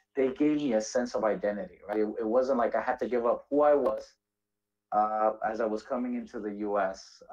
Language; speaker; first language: English; native; English